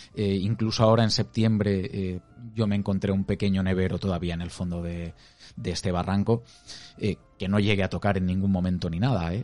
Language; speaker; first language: Spanish; native; Spanish